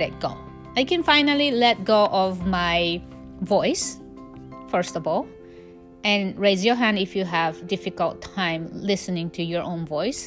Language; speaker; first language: English; non-native, fluent; Japanese